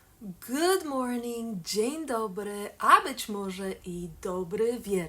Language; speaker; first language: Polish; early bilingual, heritage; Polish